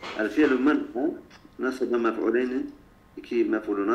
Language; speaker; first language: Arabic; non-native, learner; Turkish